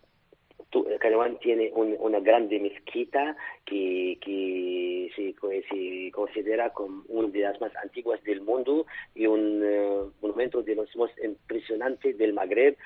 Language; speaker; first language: Spanish; non-native, fluent; Arabic